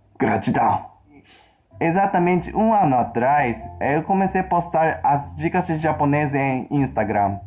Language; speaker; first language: Portuguese; non-native, fluent; Japanese